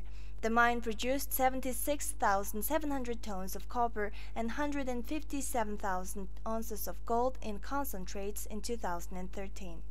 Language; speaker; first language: English; non-native, fluent; Mongolian